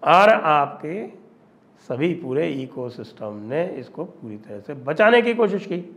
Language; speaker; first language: Hindi; native; Hindi